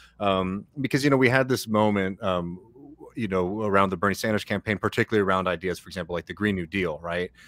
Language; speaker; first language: English; native; English